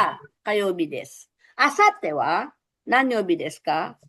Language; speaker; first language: Japanese; non-native, fluent; Filipino